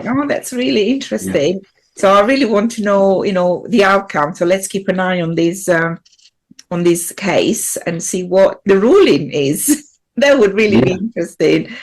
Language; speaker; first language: English; non-native, fluent; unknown